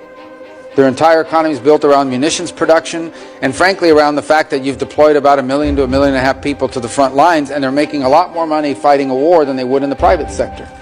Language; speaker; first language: English; native; English